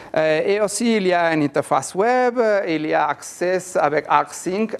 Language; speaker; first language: French; non-native, learner; Spanish